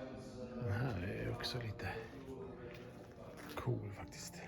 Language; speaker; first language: Swedish; native; Swedish